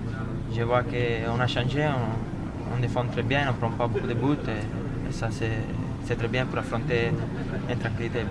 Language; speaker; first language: French; non-native, fluent; Italian